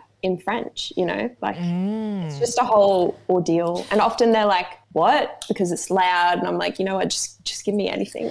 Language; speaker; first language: English; native; English